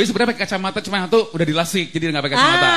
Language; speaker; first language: Indonesian; native; Indonesian